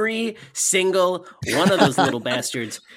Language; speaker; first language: English; native; English